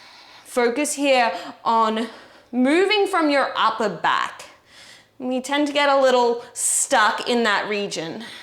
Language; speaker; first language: English; native; English